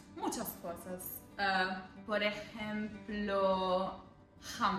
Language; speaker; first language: Spanish; non-native, fluent; Italian